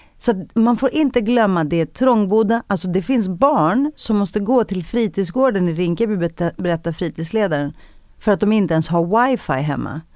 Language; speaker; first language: Swedish; early bilingual, other home language; Greek